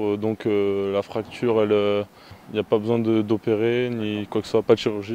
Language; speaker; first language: French; native; French